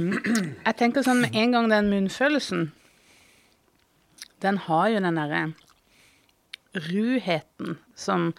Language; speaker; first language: Norwegian; native; Norwegian